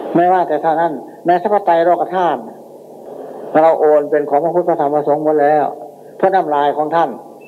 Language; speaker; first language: Thai; native; Thai